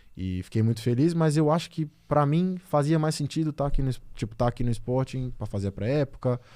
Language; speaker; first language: Portuguese; native; Portuguese